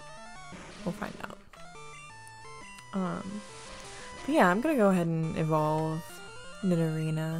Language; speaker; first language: English; native; English